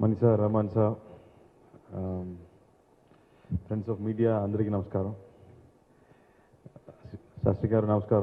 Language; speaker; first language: Telugu; non-native, local second language; Tamil